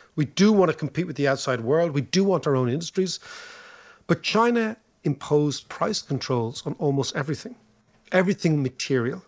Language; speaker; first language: English; native; English